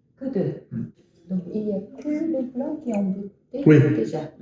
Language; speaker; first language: French; non-native, fluent; Japanese